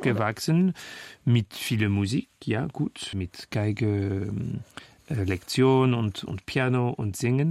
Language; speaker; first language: German; non-native, fluent; French